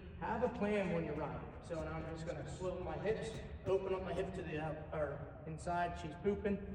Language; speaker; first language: English; native; English